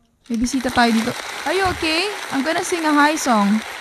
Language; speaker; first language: English; non-native, local second language; Filipino